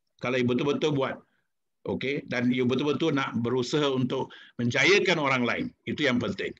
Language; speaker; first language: Malay; non-native, local second language; Tamil